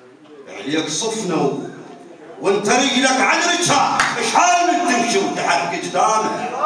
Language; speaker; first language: Arabic; native; Arabic